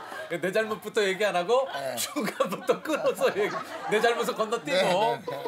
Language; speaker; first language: Korean; native; Korean